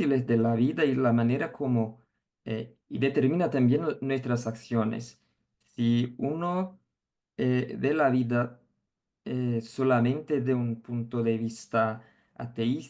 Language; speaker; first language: Spanish; non-native, fluent; Portuguese